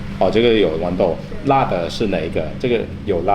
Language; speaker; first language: Chinese; non-native, fluent; English